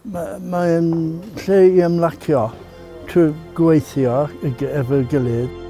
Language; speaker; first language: Welsh; non-native, learner; English